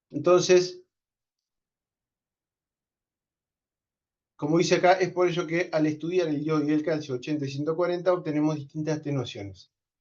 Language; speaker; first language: Spanish; native; Spanish